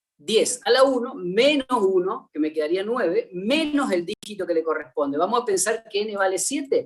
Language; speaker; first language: Spanish; native; Spanish